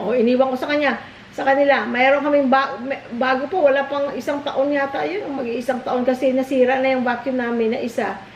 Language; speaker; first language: Filipino; non-native, local second language; Cebuano